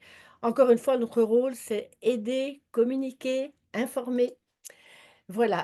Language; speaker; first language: French; native; French